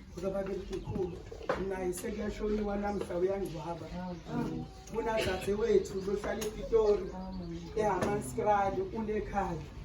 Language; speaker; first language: Zulu; non-native, local second language; Swati